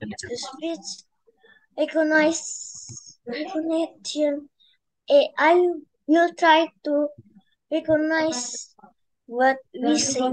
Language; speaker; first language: English; non-native, learner; Indonesian